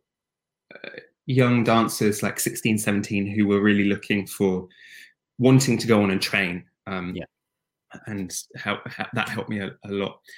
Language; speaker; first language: English; native; English